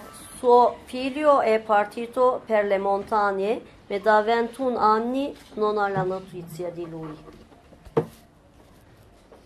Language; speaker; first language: Italian; non-native, fluent; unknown